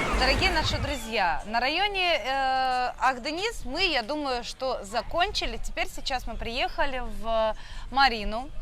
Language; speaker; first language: Russian; native; Russian